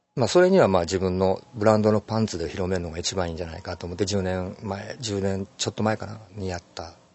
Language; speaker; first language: Japanese; native; Japanese